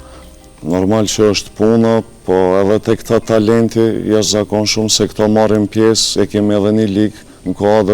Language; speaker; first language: Albanian; native; Albanian